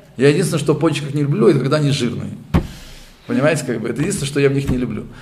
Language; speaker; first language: Russian; early bilingual, heritage; Russian